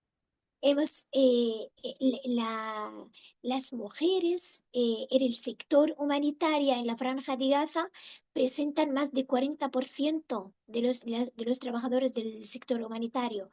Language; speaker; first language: Spanish; non-native, fluent; Arabic